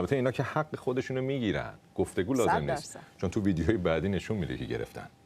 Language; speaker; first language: Persian; native; Persian